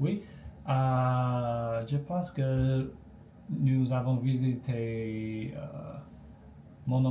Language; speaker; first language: French; non-native, learner; Chinese